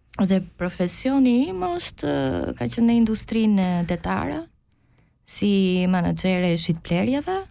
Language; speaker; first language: Albanian; early bilingual, heritage; Albanian